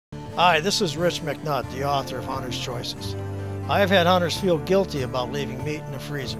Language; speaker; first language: English; native; English